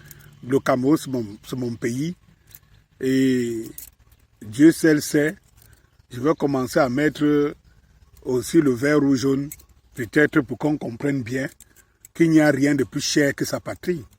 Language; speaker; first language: French; native; French